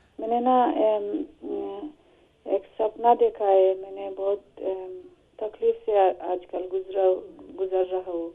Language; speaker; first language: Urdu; non-native, fluent; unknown